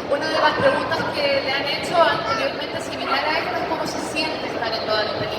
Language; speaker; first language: Spanish; native; Spanish